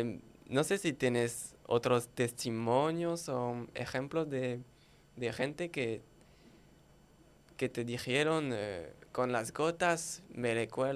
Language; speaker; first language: Spanish; non-native, learner; French